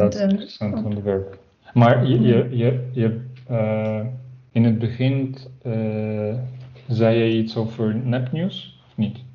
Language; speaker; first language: Dutch; non-native, learner; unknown